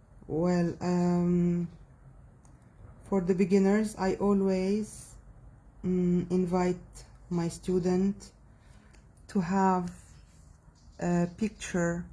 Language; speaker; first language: English; non-native, fluent; Arabic